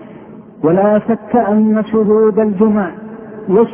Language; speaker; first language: Arabic; native; Arabic